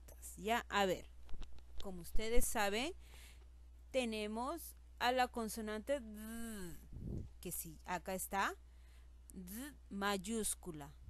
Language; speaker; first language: Spanish; native; Spanish